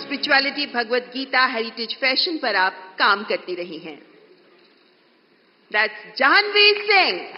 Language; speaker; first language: Hindi; native; Hindi